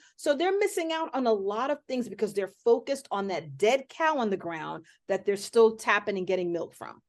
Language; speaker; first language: English; native; English